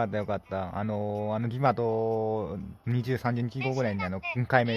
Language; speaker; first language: Japanese; native; Japanese